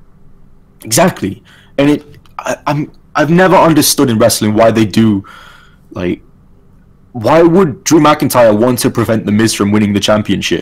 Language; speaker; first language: English; native; English